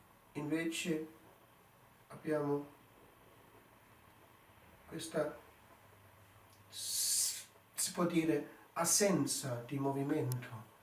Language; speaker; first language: Italian; non-native, fluent; English